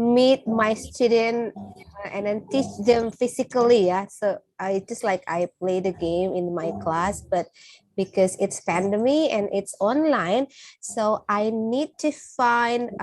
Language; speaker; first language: English; non-native, fluent; Indonesian